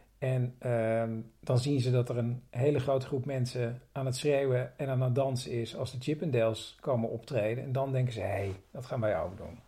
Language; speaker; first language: Dutch; native; Dutch